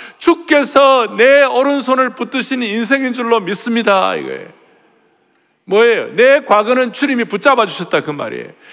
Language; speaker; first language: Korean; native; Korean